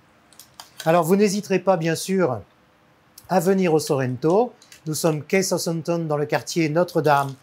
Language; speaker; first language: French; native; French